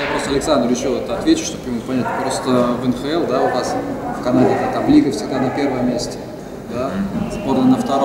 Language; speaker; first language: Russian; native; Russian